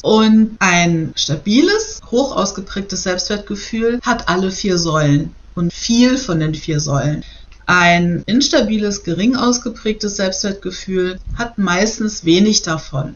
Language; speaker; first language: German; native; German